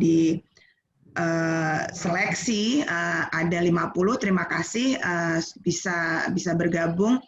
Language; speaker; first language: Indonesian; native; Indonesian